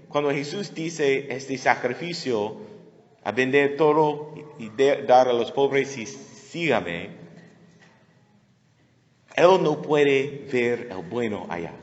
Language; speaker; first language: Spanish; non-native, learner; English